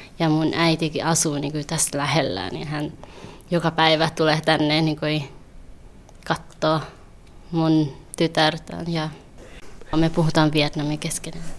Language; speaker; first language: Finnish; early bilingual, other home language; Vietnamese